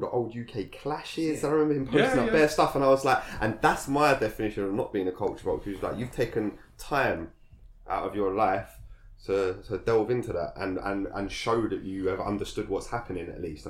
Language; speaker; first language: English; native; English